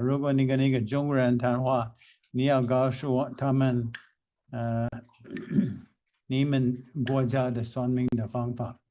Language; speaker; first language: Chinese; non-native, fluent; English